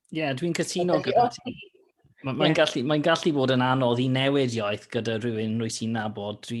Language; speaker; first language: Welsh; non-native, fluent; English